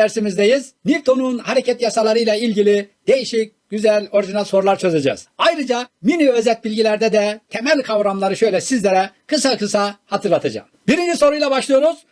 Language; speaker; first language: Turkish; native; Turkish